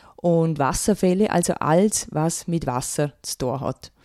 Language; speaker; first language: German; native; German